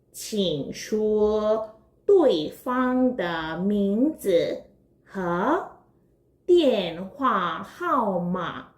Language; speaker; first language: Chinese; non-native, fluent; Korean